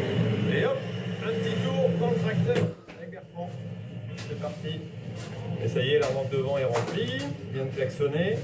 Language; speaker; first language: French; native; French